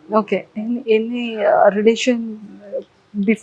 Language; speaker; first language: Telugu; native; Telugu